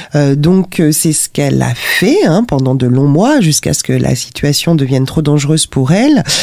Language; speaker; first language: French; native; French